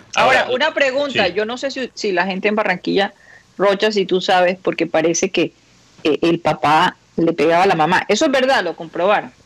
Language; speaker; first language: Spanish; native; Spanish